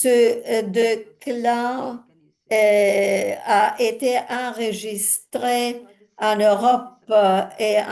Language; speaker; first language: French; non-native, fluent; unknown